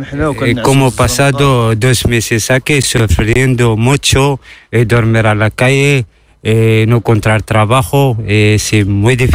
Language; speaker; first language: Spanish; non-native, learner; Arabic